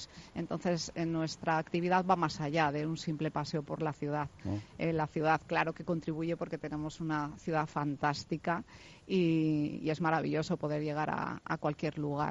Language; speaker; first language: Spanish; native; Spanish